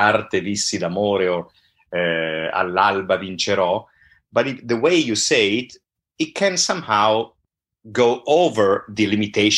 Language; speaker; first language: English; non-native, fluent; Italian